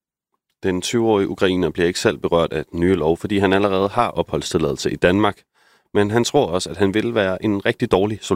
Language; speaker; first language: Danish; native; Danish